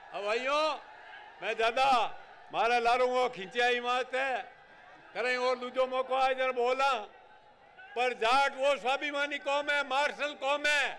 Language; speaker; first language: Hindi; native; Hindi